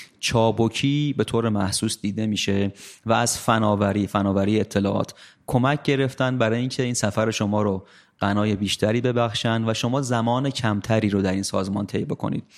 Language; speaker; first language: Persian; native; Persian